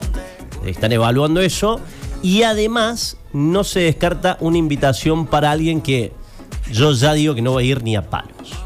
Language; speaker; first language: Spanish; native; Spanish